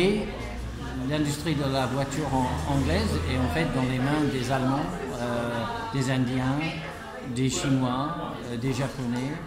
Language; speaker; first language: French; non-native, fluent; English